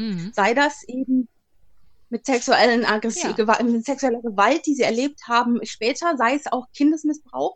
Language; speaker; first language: German; native; German